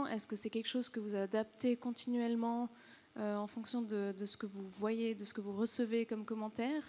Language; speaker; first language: French; native; French